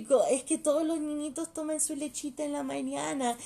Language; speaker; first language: Spanish; early bilingual, heritage; Spanish